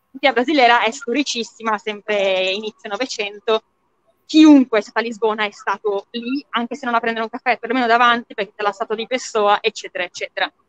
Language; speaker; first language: Italian; native; Italian